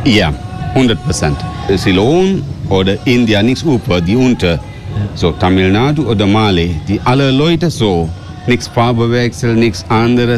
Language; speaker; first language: German; non-native, learner; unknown